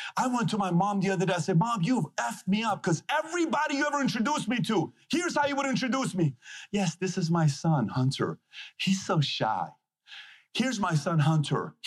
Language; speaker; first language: English; non-native, fluent; Persian